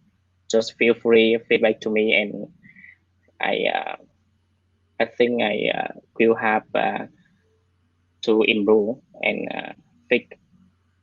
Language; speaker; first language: English; non-native, learner; Vietnamese